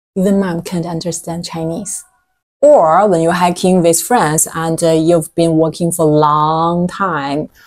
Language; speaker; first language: English; non-native, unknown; Chinese